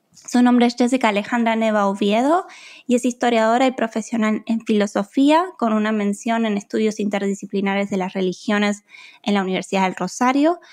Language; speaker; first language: Spanish; native; Spanish